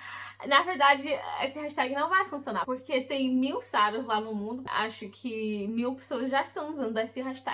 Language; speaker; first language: Portuguese; early bilingual, heritage; English